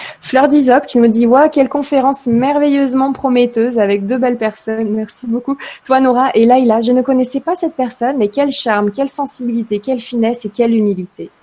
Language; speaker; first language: French; native; French